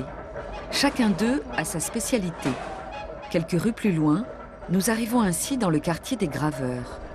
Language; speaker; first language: French; native; French